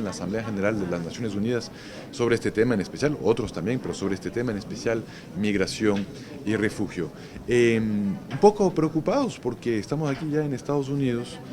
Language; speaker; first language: Spanish; native; Spanish